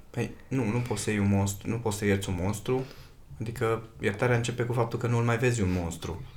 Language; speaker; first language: Romanian; native; Romanian